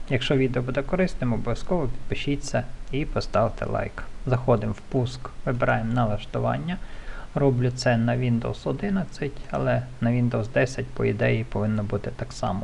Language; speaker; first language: Ukrainian; native; Ukrainian